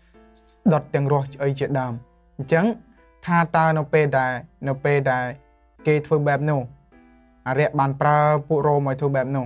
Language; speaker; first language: Khmer; native; Khmer